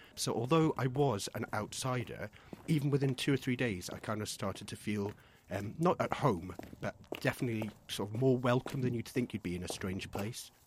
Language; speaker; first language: English; native; English